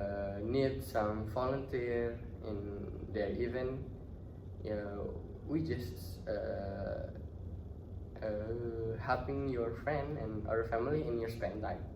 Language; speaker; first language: English; non-native, learner; Indonesian